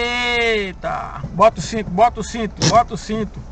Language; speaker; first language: Portuguese; native; Portuguese